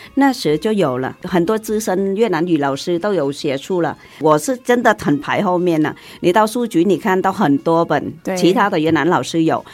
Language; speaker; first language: Chinese; non-native, fluent; Vietnamese